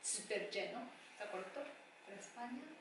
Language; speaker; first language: Spanish; non-native, learner; Japanese